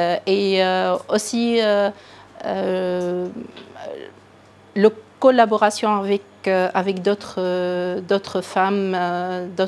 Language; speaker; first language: French; non-native, local second language; Arabic